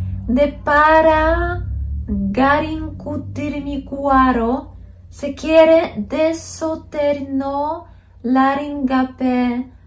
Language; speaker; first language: Spanish; non-native, fluent; Polish